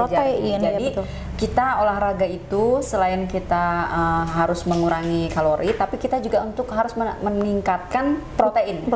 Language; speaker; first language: Indonesian; native; Indonesian